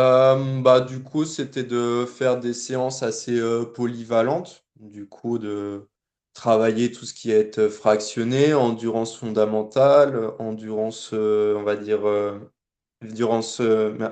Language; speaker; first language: French; native; French